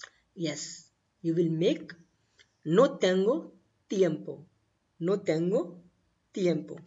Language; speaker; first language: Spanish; non-native, learner; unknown